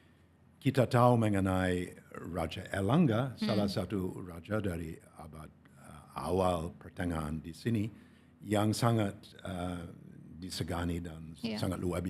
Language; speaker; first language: Indonesian; non-native, fluent; English